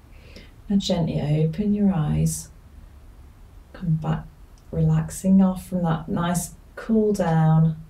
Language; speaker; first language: English; native; English